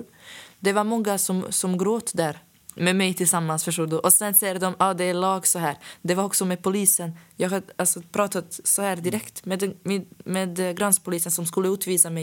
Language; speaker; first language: Swedish; non-native, fluent; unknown